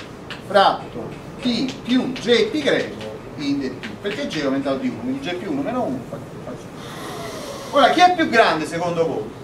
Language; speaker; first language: Italian; native; Italian